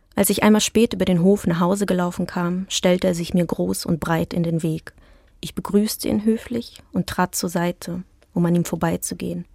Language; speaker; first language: German; early bilingual, other home language; Russian